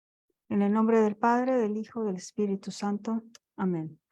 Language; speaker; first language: Spanish; native; Spanish